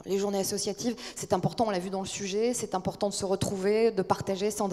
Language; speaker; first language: French; native; French